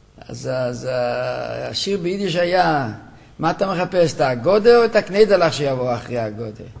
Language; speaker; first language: Hebrew; non-native, local second language; Yiddish